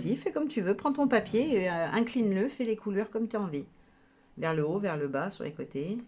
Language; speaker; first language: French; native; French